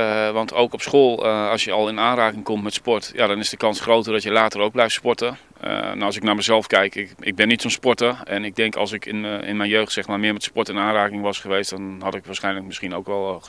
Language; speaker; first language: Dutch; native; Dutch